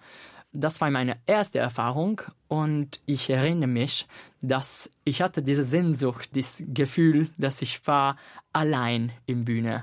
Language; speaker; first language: German; non-native, fluent; Italian